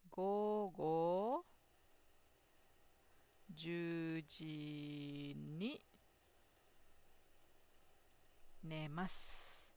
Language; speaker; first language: Japanese; non-native, fluent; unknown